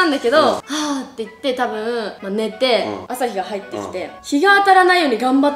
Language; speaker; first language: Japanese; native; Japanese